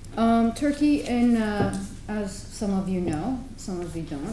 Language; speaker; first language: English; non-native, fluent; Turkish